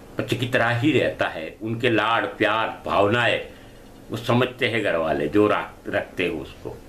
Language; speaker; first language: Hindi; non-native, local second language; Gujarati